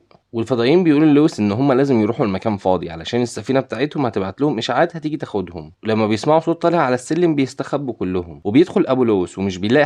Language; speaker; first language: Arabic; native; Arabic